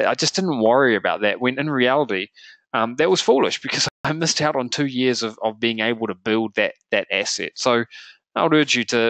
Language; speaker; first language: English; native; English